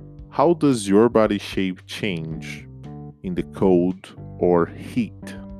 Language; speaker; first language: English; non-native, fluent; Portuguese